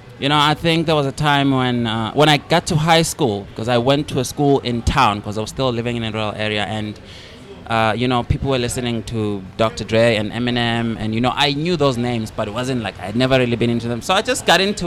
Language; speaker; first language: English; non-native, local second language; Swati